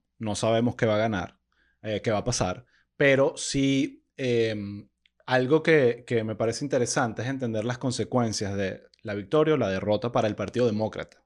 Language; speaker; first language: Spanish; native; Spanish